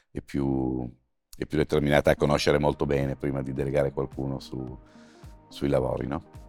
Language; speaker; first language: Italian; native; Italian